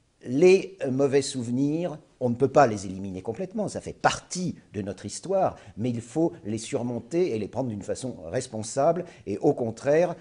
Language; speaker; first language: French; native; French